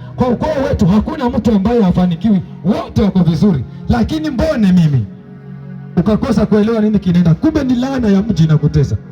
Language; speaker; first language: Swahili; native; Swahili